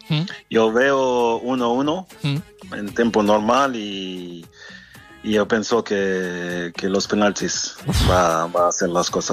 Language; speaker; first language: Spanish; non-native, fluent; French